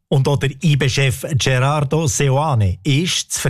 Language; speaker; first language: German; native; German